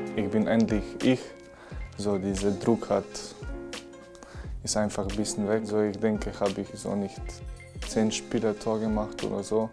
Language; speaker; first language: German; non-native, learner; Slovenian